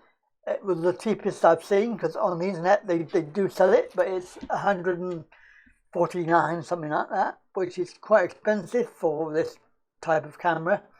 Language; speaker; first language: English; native; English